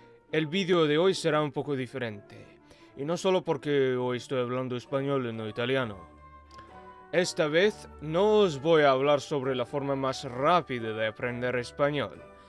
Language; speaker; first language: Spanish; non-native, fluent; Russian